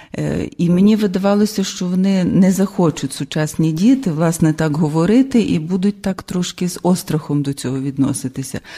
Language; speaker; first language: Ukrainian; native; Ukrainian